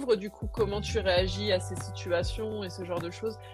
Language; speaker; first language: French; native; French